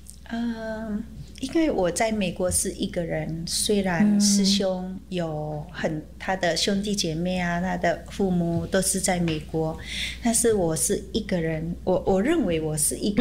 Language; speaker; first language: Chinese; non-native, fluent; Indonesian